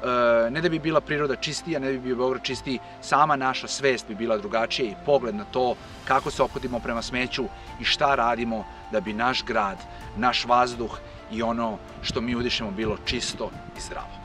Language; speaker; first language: Serbian; native; Serbian